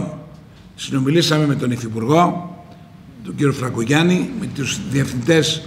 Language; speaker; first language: Greek; native; Greek